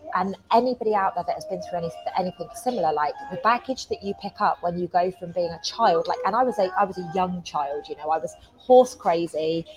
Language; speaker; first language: English; native; English